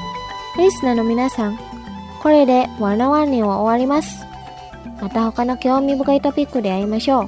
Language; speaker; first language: Japanese; non-native, fluent; Indonesian